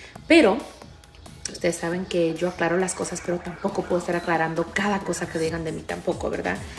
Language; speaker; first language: Spanish; early bilingual, other home language; English